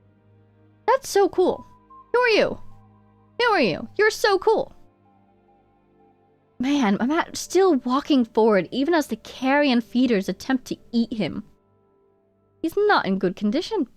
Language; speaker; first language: English; native; English